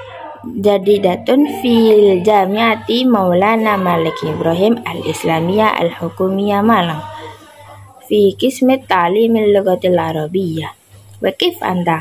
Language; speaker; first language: Arabic; non-native, learner; Indonesian